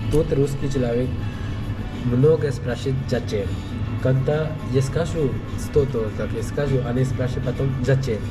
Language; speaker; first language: Russian; non-native, learner; Hindi